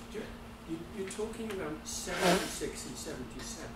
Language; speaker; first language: English; native; English